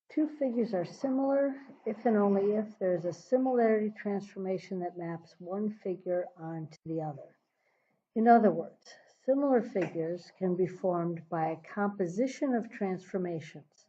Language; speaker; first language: English; native; English